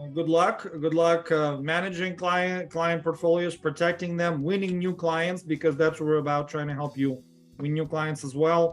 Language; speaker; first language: English; non-native, fluent; Russian